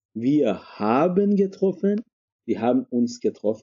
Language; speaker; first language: German; non-native, fluent; Persian